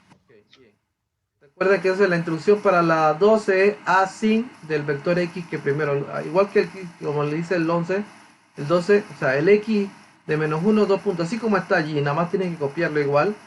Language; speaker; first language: Spanish; native; Spanish